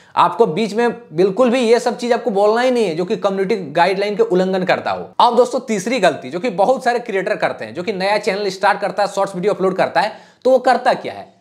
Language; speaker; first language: Hindi; native; Hindi